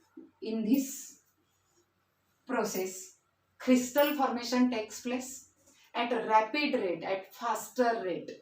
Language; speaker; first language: English; non-native, local second language; Marathi